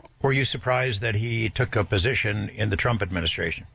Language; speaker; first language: English; native; English